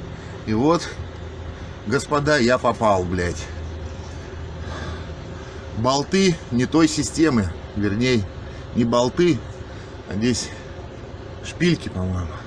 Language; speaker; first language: Russian; native; Russian